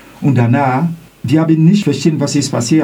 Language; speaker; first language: German; non-native, learner; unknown